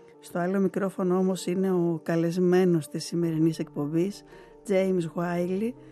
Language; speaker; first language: Greek; native; Greek